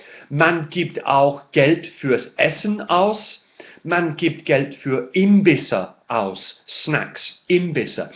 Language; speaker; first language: German; non-native, fluent; English